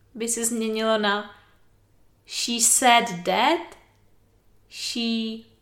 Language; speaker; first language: English; non-native, fluent; Czech